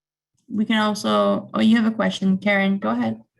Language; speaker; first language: English; native; English